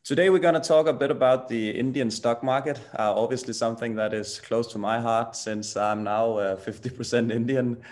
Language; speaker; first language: English; non-native, fluent; Danish